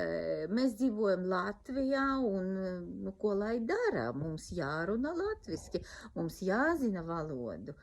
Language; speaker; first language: Latvian; non-native, local second language; Russian